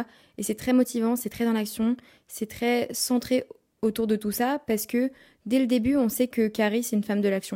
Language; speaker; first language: French; native; French